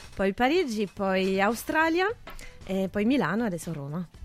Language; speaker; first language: Italian; non-native, fluent; French